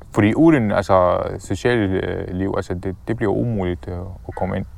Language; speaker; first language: Danish; non-native, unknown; Arabic